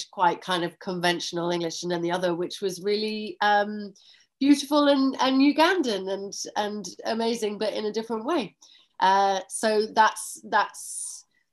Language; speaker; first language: English; native; English